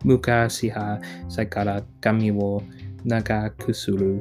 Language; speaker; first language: Japanese; non-native, learner; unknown